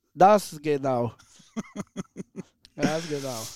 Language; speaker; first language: German; non-native, learner; Portuguese